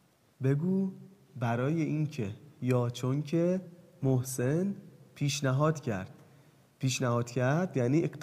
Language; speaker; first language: Persian; non-native, fluent; Arabic